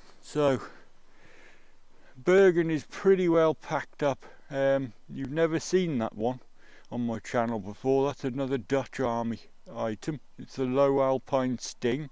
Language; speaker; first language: English; native; English